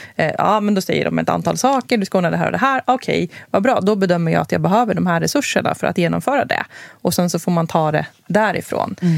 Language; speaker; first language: Swedish; native; Swedish